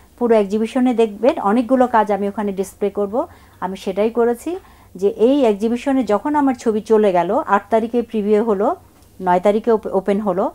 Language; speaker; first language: Bangla; non-native, local second language; Chakma